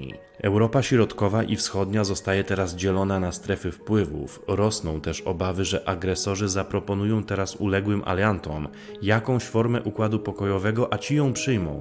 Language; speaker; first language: Polish; native; Polish